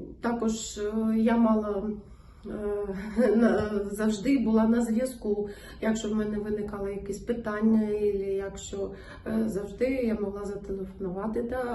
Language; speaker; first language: Ukrainian; non-native, local second language; Russian